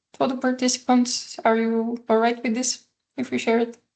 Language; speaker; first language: English; non-native, fluent; Bulgarian